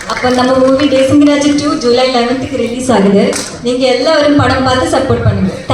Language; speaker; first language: Tamil; non-native, learner; Malayalam